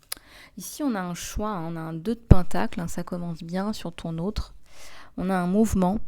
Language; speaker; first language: French; native; French